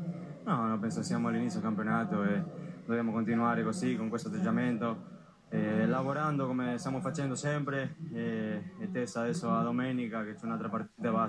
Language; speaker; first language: Italian; non-native, fluent; Spanish